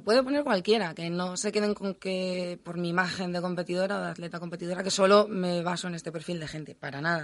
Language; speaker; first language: Spanish; native; Spanish